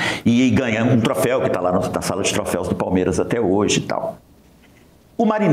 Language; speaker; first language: Portuguese; native; Portuguese